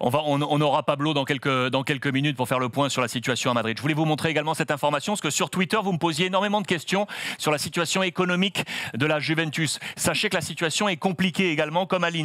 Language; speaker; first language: French; native; French